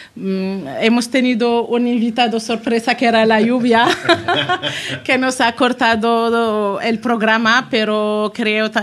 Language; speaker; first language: Spanish; non-native, fluent; Arabic